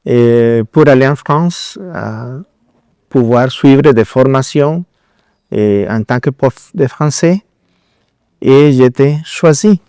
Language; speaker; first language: French; non-native, fluent; Spanish